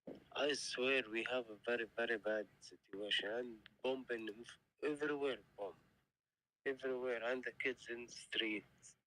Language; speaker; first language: English; non-native, learner; Arabic